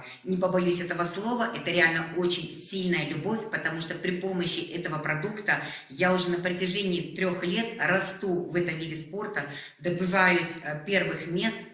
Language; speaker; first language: Russian; native; Russian